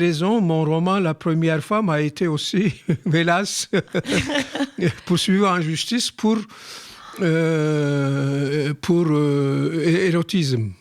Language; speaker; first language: French; non-native, fluent; Turkish